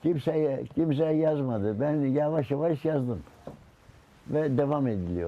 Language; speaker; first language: Turkish; non-native, local second language; Greek